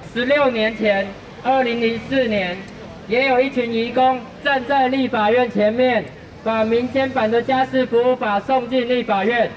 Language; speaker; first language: Chinese; native; Chinese